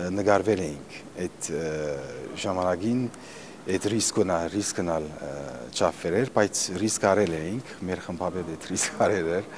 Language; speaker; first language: Armenian; early bilingual, heritage; Armenian